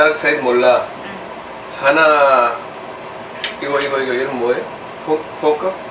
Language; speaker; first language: Korean; non-native, learner; Urdu